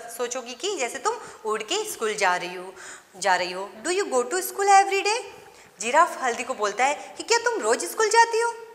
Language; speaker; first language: Hindi; non-native, local second language; Gujarati